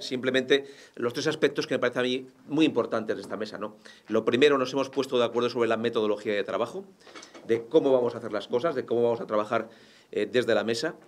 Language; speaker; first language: Spanish; native; Spanish